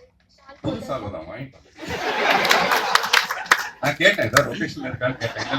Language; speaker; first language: Tamil; native; Tamil